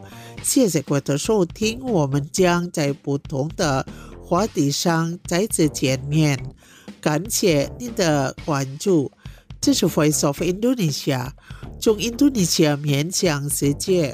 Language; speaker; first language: Chinese; non-native, fluent; Indonesian